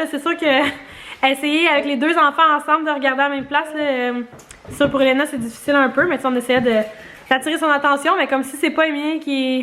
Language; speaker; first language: French; native; French